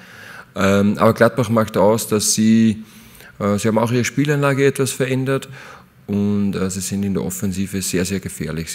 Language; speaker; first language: German; native; German